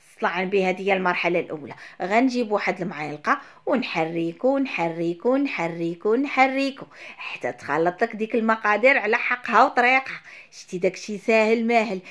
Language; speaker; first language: Arabic; native; Arabic